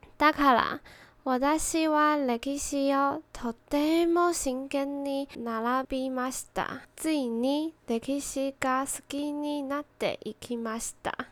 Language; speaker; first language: Japanese; non-native, learner; Chinese